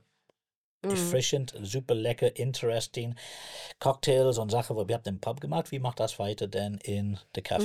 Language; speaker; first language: German; non-native, learner; English